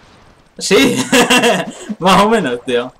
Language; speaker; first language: Spanish; native; Spanish